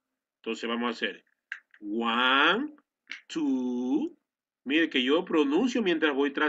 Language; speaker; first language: Spanish; native; Spanish